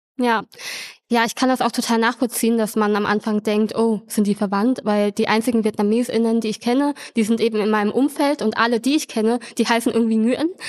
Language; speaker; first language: German; early bilingual, other home language; Vietnamese